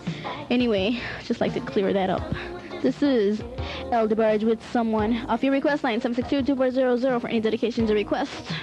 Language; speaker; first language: English; native; English